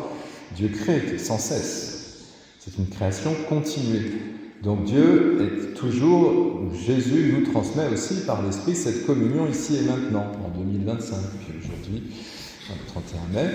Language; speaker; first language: French; native; French